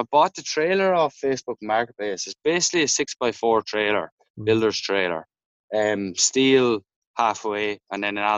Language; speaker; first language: English; native; English